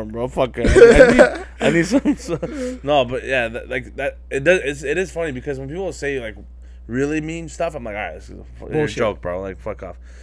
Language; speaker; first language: English; native; English